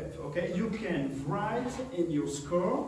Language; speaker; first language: English; non-native, learner; French